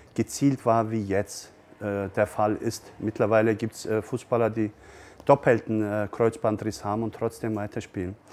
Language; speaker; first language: German; early bilingual, other home language; Turkish